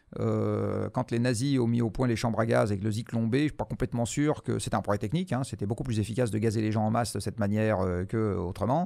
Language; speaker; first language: French; native; French